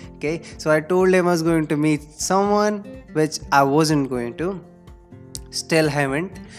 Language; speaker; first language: English; non-native, local second language; Hindi